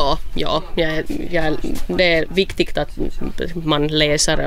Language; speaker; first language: Swedish; non-native, local second language; Finnish